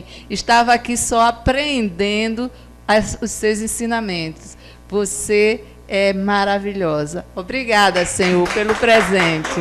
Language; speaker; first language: Portuguese; native; Portuguese